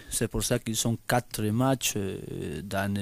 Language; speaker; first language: French; non-native, fluent; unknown